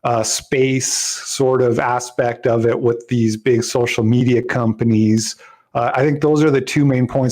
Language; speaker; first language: English; native; English